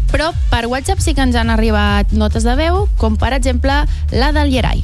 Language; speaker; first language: Catalan; native; Catalan